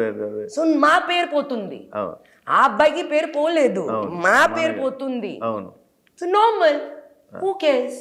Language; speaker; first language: Telugu; non-native, learner; Hindi